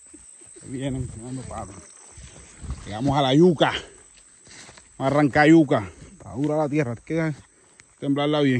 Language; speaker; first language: Spanish; native; Spanish